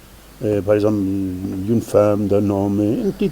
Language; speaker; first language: French; non-native, learner; Portuguese